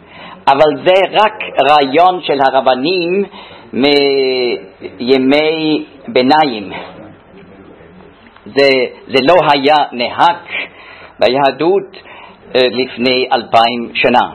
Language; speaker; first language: Hebrew; non-native, fluent; German